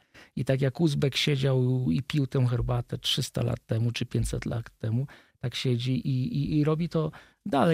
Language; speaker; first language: Polish; native; Polish